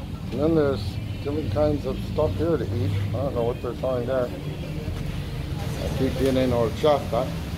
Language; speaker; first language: English; native; English